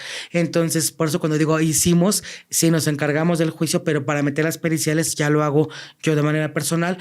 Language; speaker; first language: Spanish; native; Spanish